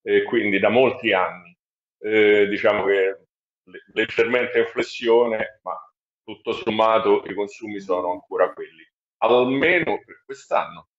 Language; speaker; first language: Italian; native; Italian